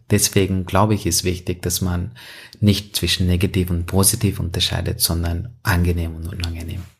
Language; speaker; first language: German; non-native, fluent; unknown